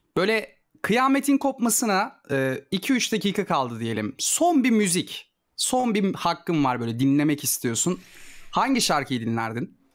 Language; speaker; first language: Turkish; native; Turkish